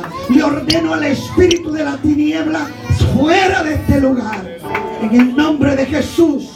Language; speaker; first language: Spanish; native; Spanish